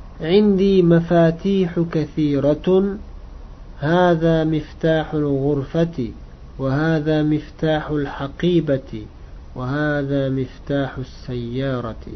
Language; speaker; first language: Arabic; non-native, fluent; Uzbek